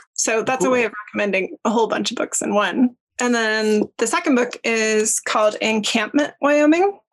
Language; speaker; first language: English; native; English